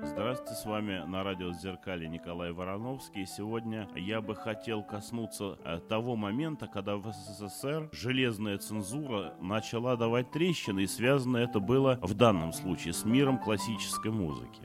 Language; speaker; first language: Russian; native; Russian